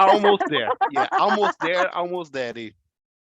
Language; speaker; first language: English; non-native, fluent; Portuguese